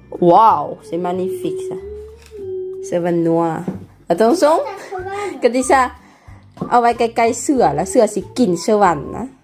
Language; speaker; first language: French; non-native, learner; Lao